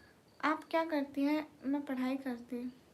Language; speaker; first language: Hindi; non-native, local second language; Punjabi